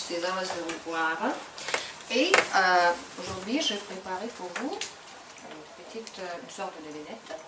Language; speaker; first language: French; non-native, fluent; Ukrainian